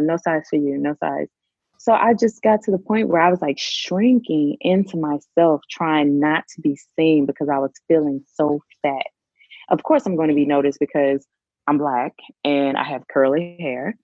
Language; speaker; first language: English; native; English